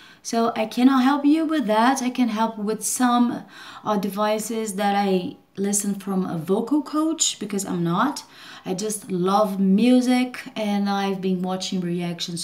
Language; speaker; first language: English; non-native, learner; Portuguese